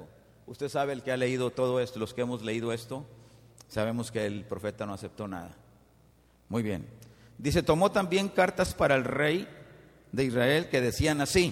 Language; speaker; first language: Spanish; native; Spanish